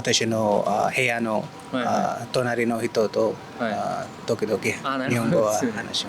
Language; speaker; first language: Japanese; non-native, learner; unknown